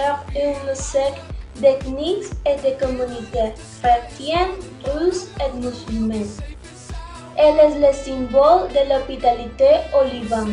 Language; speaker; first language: French; non-native, learner; Spanish